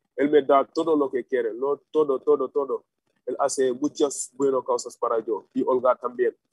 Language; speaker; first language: Spanish; non-native, learner; Wolof